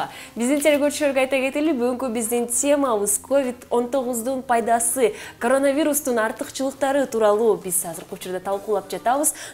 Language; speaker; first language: Kyrgyz; native; Kyrgyz